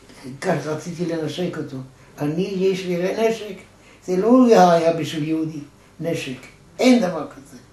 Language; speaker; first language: Hebrew; non-native, fluent; German